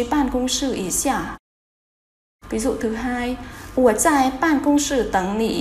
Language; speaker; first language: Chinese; non-native, fluent; Vietnamese